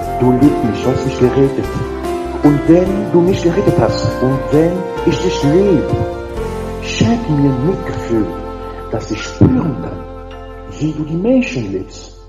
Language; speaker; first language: German; non-native, learner; French